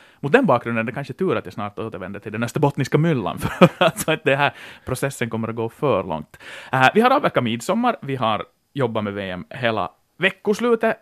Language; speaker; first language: Swedish; native; Swedish